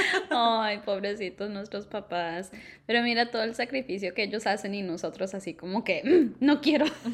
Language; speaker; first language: Spanish; early bilingual, heritage; Spanish